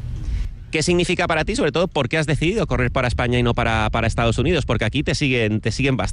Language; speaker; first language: Spanish; native; Spanish